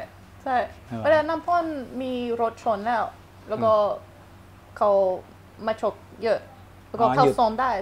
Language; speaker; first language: Thai; non-native, learner; English